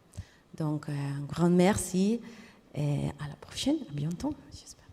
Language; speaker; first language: French; non-native, fluent; Spanish